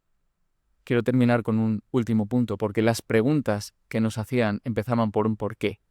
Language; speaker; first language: Spanish; native; Spanish